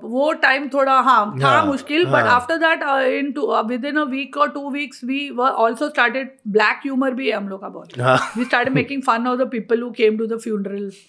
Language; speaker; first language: Hindi; native; Hindi